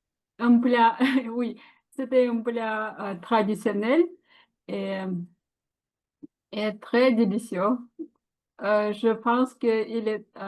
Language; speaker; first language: French; non-native, learner; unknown